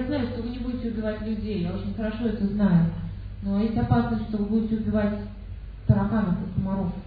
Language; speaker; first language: Russian; native; Russian